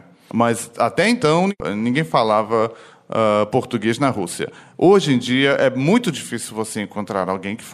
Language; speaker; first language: Portuguese; non-native, fluent; Russian